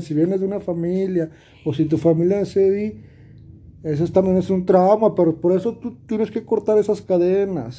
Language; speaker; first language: Spanish; native; Spanish